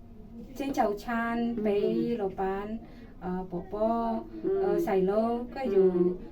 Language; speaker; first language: Cantonese; non-native, fluent; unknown